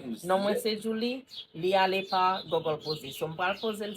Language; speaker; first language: French; non-native, learner; Haitian Creole